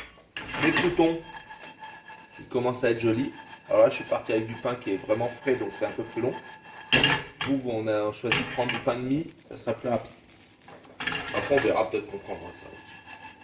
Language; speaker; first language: French; native; French